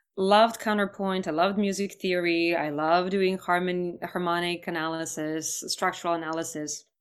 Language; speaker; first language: English; non-native, fluent; Serbian